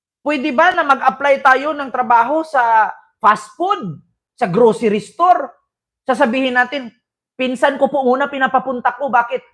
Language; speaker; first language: Filipino; non-native, local second language; Cebuano